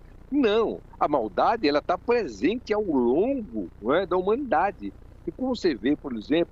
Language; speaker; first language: Portuguese; native; Portuguese